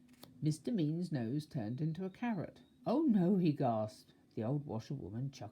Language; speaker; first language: English; native; English